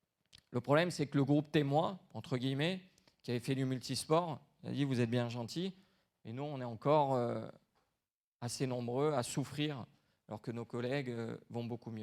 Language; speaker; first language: French; native; French